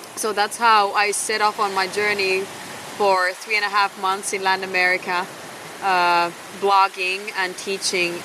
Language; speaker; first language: English; non-native, fluent; Finnish